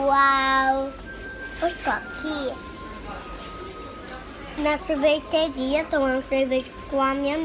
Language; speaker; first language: Portuguese; native; Portuguese